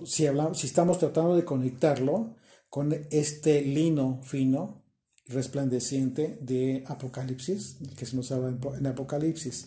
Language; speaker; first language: Spanish; native; Spanish